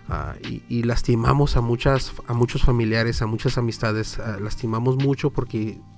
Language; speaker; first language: Spanish; early bilingual, heritage; Spanish